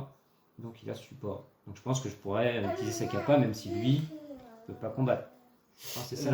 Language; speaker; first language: French; native; French